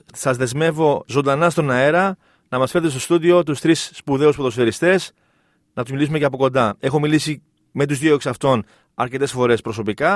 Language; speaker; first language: Greek; native; Greek